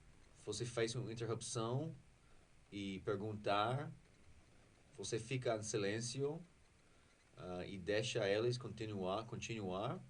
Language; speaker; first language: Portuguese; non-native, fluent; English